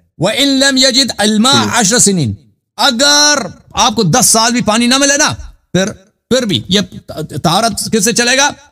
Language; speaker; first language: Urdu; non-native, local second language; Punjabi